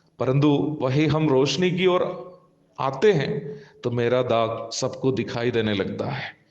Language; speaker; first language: Hindi; non-native, local second language; Malayalam